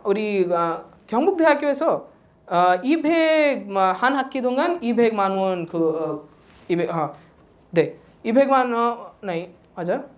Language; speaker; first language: Korean; non-native, fluent; Odia